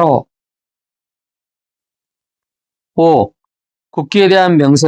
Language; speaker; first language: Korean; native; Korean